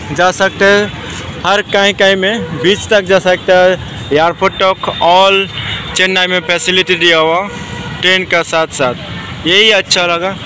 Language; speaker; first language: Hindi; non-native, local second language; Bangla